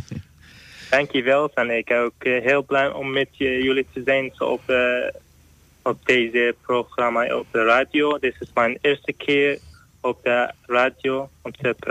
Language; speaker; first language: Dutch; non-native, learner; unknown